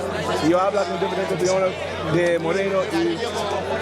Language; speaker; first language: Spanish; non-native, learner; English